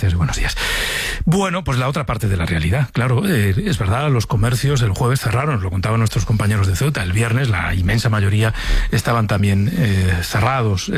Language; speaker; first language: Spanish; native; Spanish